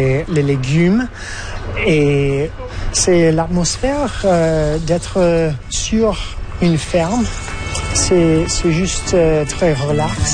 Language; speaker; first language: French; non-native, fluent; English